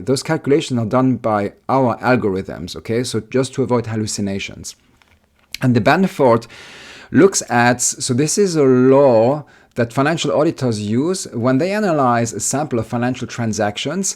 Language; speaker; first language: English; non-native, fluent; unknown